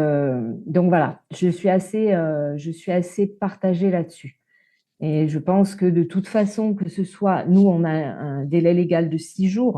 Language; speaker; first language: French; native; French